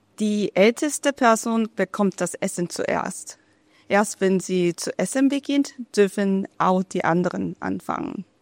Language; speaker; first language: German; non-native, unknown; Korean